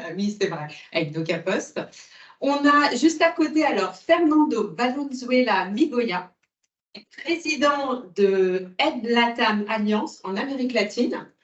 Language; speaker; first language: French; native; French